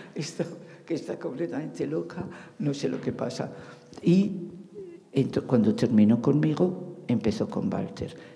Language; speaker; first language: Spanish; native; Spanish